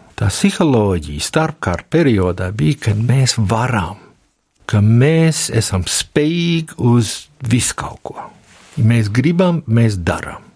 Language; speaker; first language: Latvian; early bilingual, heritage; Latvian